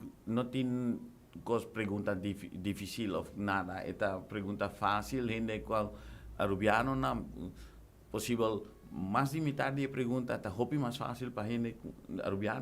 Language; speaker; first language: Spanish; non-native, local second language; Papiamento